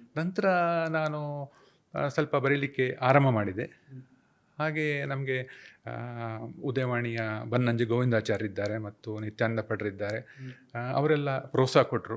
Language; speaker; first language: Kannada; non-native, local second language; Urdu